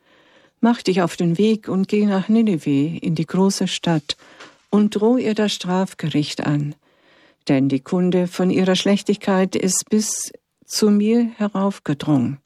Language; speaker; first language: German; native; German